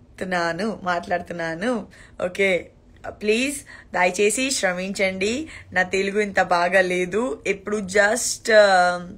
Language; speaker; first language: Telugu; non-native, learner; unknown